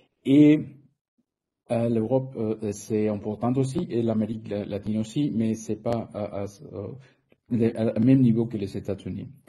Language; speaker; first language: French; non-native, fluent; Spanish